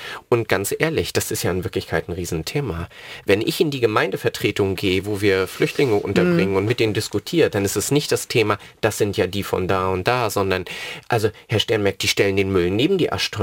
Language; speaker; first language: German; native; German